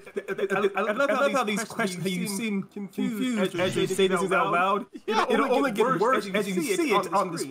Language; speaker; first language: English; native; English